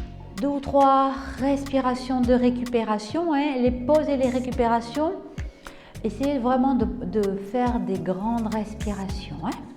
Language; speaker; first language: French; native; French